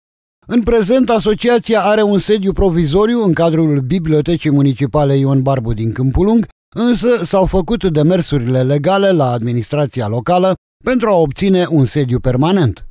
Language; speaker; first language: Romanian; native; Romanian